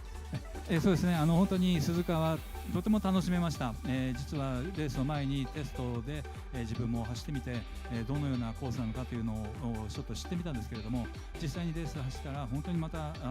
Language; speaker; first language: Japanese; native; Japanese